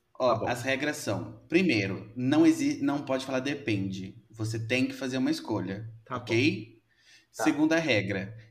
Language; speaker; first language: Portuguese; native; Portuguese